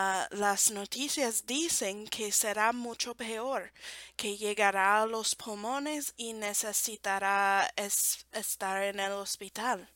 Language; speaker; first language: Spanish; non-native, fluent; English